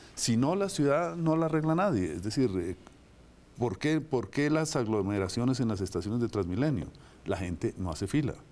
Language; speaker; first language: Spanish; native; Spanish